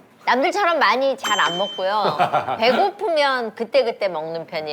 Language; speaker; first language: Korean; native; Korean